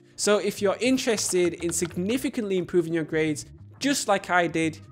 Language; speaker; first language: English; native; English